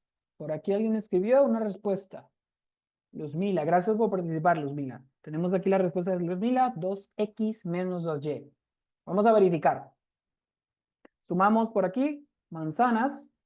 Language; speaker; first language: Spanish; native; Spanish